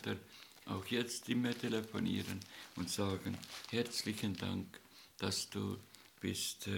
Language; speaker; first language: German; non-native, learner; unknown